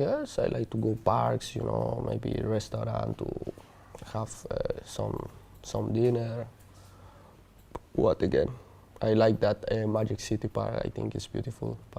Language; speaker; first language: English; non-native, learner; Spanish